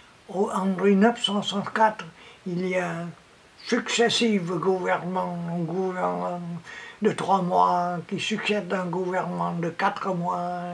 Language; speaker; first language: French; non-native, local second language; Vietnamese